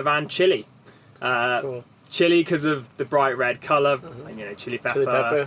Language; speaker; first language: English; native; English